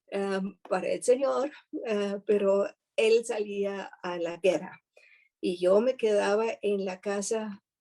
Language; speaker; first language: Spanish; non-native, fluent; German